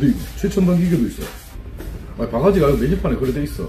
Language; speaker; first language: Korean; native; Korean